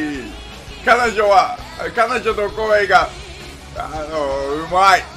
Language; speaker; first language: Japanese; non-native, learner; English